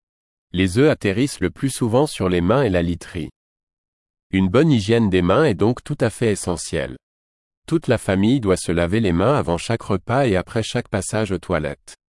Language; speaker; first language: French; native; French